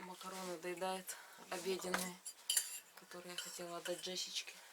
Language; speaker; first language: Russian; native; Russian